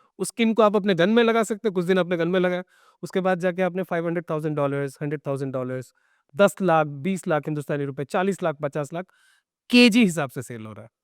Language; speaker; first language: Hindi; non-native, local second language; Bangla